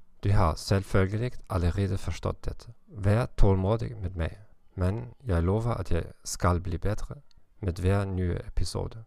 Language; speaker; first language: Norwegian; non-native, learner; German